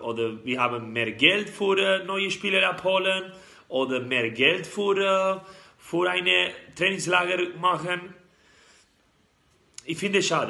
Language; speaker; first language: German; non-native, learner; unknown